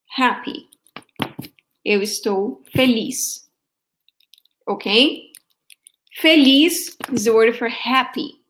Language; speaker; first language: English; non-native, fluent; Portuguese